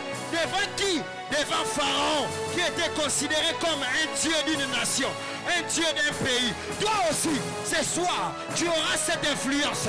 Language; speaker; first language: French; non-native, local second language; Lingala